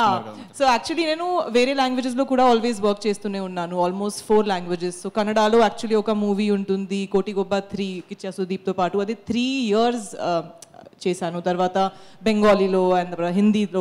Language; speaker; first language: Telugu; non-native, fluent; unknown